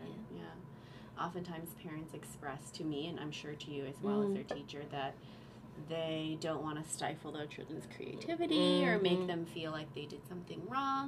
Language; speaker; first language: English; native; English